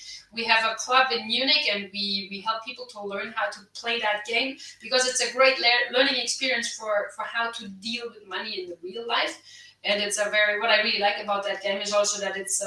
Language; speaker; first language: English; non-native, fluent; German